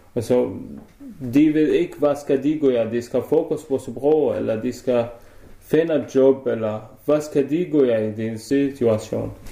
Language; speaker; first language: Danish; non-native, learner; Arabic